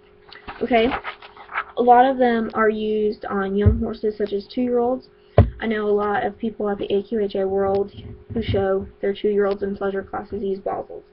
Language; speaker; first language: English; native; English